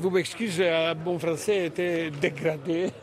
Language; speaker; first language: French; non-native, learner; Croatian